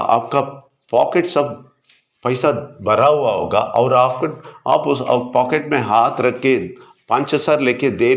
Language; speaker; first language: Hindi; non-native, local second language; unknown